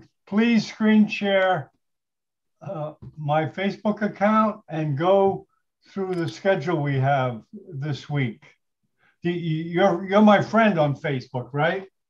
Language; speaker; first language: English; native; English